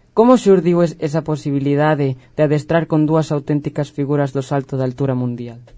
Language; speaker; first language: Galician; native; Galician